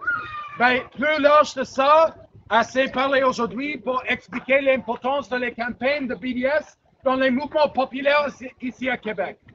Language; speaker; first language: French; non-native, learner; English